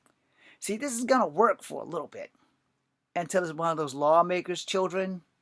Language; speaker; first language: English; native; English